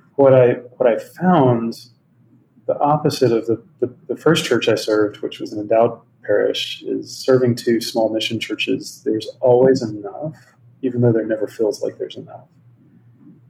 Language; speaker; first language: English; native; English